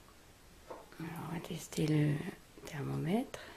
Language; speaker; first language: French; native; French